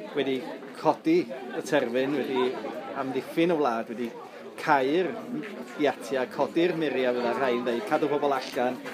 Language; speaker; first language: Welsh; native; Welsh